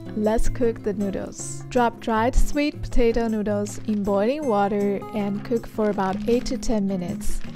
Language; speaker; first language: English; non-native, fluent; Chinese